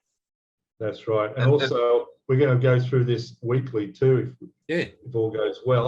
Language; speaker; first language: English; native; English